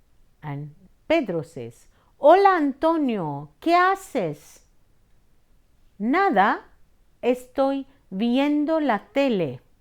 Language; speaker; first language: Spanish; non-native, fluent; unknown